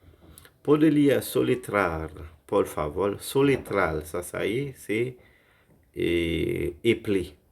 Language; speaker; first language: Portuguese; non-native, learner; Haitian Creole